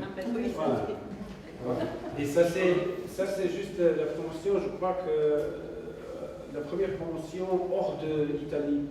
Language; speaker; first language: French; non-native, fluent; Serbian